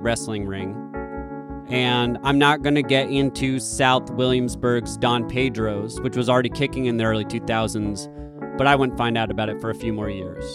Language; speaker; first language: English; native; English